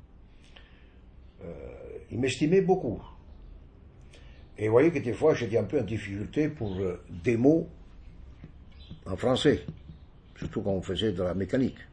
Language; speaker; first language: French; non-native, fluent; Italian